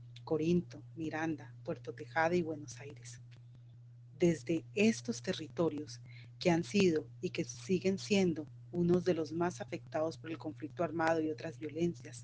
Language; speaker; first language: Spanish; native; Spanish